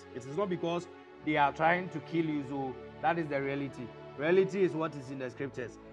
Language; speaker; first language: English; non-native, local second language; Akan